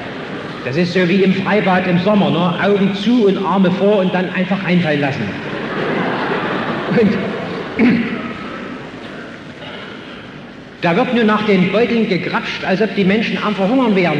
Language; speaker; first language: German; native; German